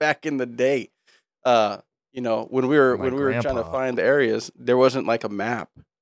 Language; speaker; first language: English; native; English